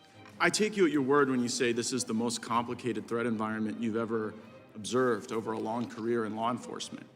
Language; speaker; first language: English; native; English